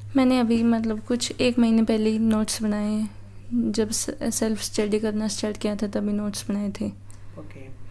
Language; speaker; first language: Hindi; native; Hindi